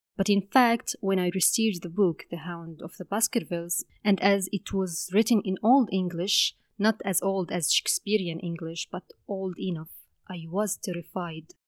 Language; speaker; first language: English; non-native, fluent; Arabic